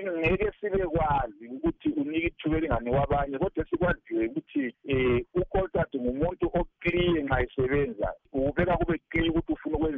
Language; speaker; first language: Zulu; native; Zulu